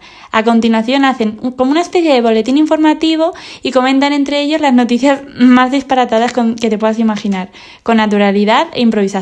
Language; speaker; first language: Spanish; native; Spanish